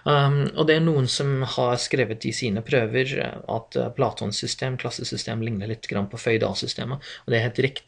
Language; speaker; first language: Norwegian; non-native, fluent; English